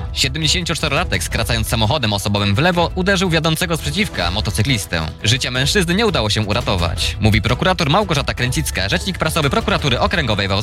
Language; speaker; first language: Polish; native; Polish